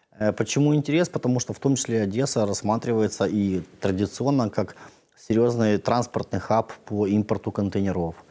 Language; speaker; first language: Russian; native; Russian